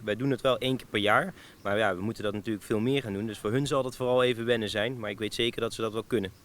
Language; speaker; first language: Dutch; native; Dutch